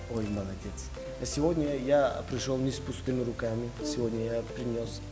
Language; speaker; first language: Russian; non-native, fluent; Tajik